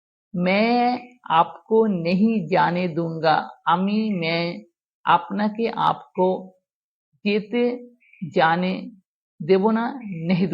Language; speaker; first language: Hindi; non-native, fluent; Bangla